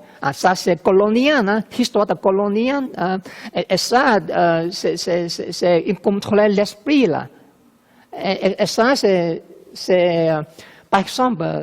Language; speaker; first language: French; non-native, fluent; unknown